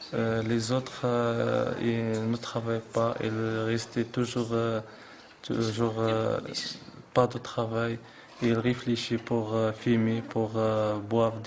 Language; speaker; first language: French; non-native, learner; Arabic